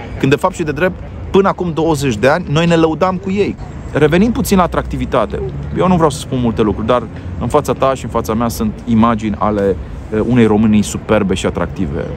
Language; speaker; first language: Romanian; native; Romanian